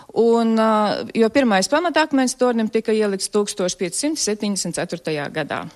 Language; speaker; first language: Latvian; native; Latvian